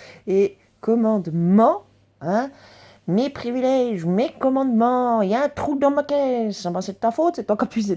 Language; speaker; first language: French; native; French